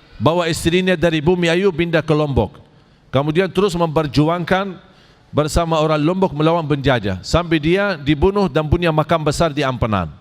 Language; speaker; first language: Malay; non-native, fluent; Arabic